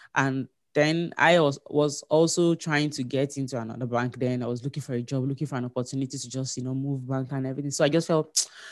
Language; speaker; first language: English; non-native, local second language; Yoruba